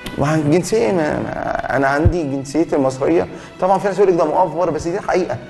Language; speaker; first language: Egyptian Arabic; native; Egyptian Arabic